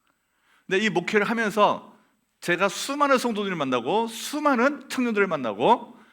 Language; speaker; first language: Korean; native; Korean